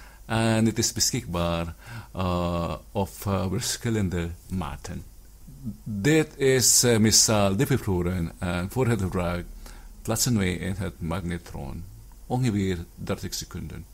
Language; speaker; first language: Dutch; non-native, learner; Filipino